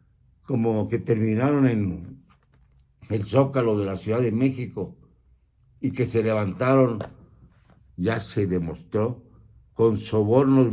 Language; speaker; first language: Spanish; native; Spanish